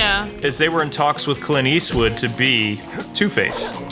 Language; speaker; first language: English; native; English